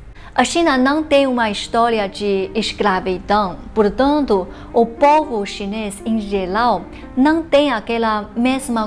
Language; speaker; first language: Portuguese; non-native, fluent; Chinese